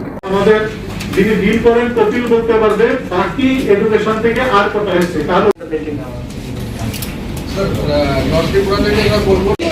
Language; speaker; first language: Bangla; native; Bangla